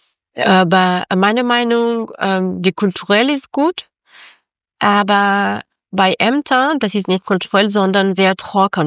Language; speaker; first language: German; non-native, learner; Persian